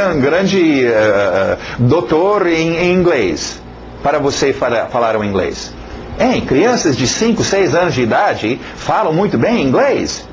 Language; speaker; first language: Portuguese; non-native, fluent; English